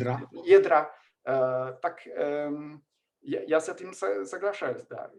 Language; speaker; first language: Russian; non-native, fluent; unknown